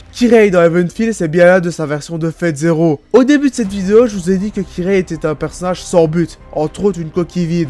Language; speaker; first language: French; native; French